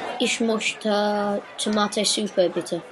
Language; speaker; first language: German; non-native, learner; English